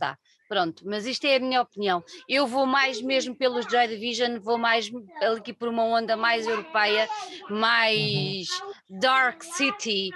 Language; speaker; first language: Portuguese; native; Portuguese